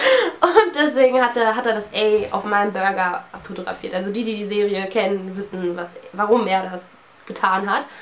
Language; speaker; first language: German; native; German